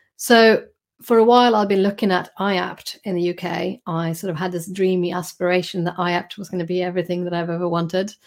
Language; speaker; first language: English; non-native, fluent; Swedish